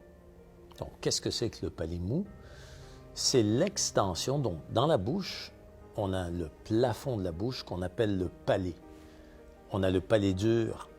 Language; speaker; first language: French; native; French